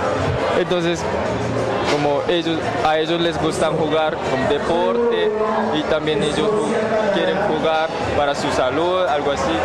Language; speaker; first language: Spanish; non-native, learner; Japanese